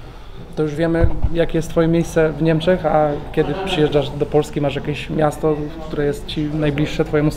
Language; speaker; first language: Polish; native; Polish